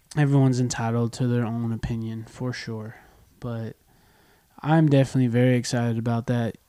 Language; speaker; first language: English; native; English